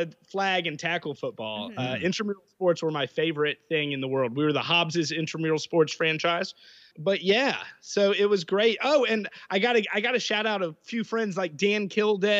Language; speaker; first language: English; native; English